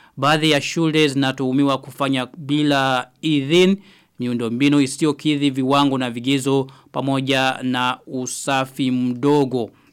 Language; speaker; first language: Swahili; non-native, local second language; Rundi